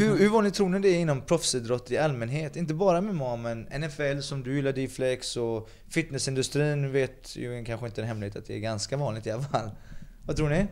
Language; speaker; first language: Swedish; native; Swedish